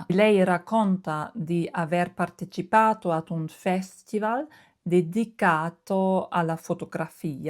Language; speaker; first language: Italian; non-native, fluent; German